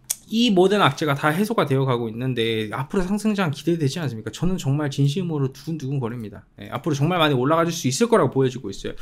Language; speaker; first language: Korean; native; Korean